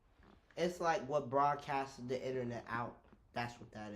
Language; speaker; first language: English; native; English